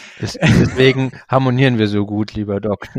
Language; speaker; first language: German; native; German